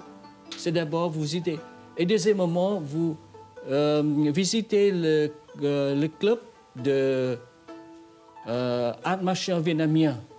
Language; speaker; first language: French; non-native, fluent; Vietnamese